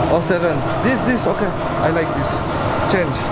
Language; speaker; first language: English; non-native, learner; French